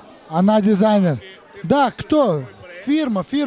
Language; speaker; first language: Russian; early bilingual, other home language; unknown